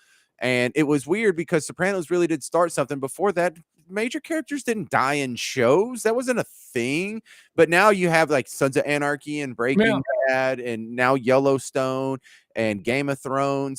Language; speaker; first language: English; native; English